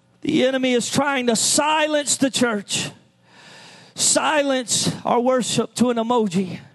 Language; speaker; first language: English; native; English